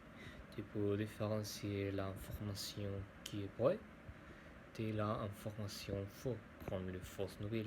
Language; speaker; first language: French; non-native, learner; Spanish